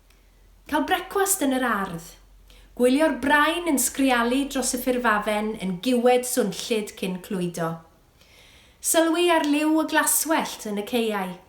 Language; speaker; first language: Welsh; native; Welsh